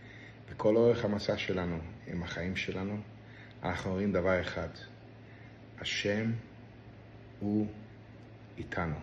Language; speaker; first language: Hebrew; non-native, local second language; Yiddish